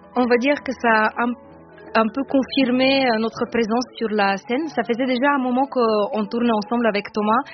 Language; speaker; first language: French; non-native, fluent; Bulgarian